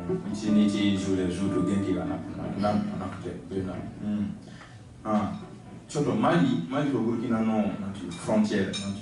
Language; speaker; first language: Japanese; non-native, fluent; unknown